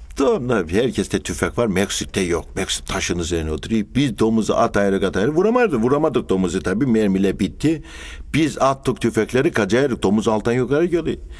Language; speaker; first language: Turkish; native; Turkish